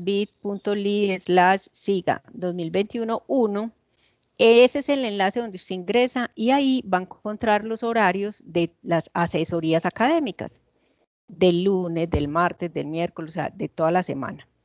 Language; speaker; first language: Spanish; native; Spanish